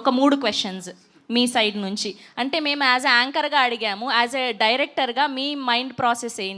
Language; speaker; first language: Telugu; native; Telugu